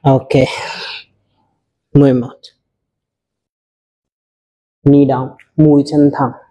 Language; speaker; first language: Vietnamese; non-native, learner; Hindi